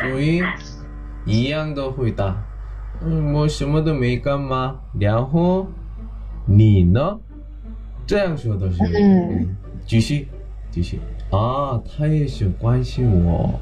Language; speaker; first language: Chinese; non-native, learner; Korean